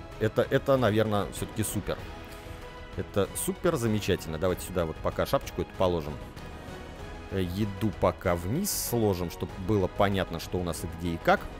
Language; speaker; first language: Russian; native; Russian